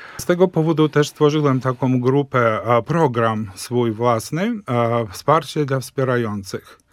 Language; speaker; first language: Polish; early bilingual, heritage; Polish